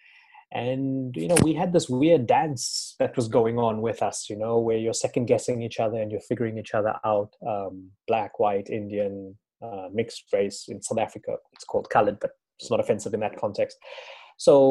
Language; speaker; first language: English; native; English